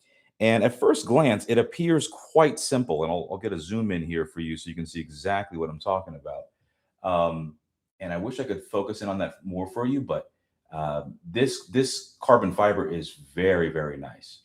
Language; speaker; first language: English; native; English